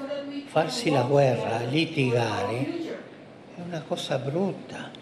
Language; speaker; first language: Italian; non-native, fluent; Spanish